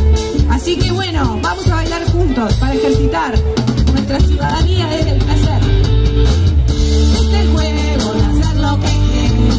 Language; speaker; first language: Spanish; native; Spanish